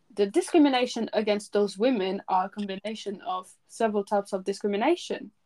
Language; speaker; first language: English; early bilingual, other home language; French